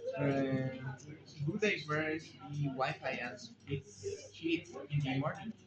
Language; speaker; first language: English; non-native, learner; Spanish